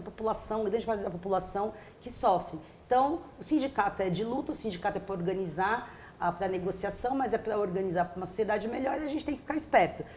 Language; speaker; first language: Portuguese; native; Portuguese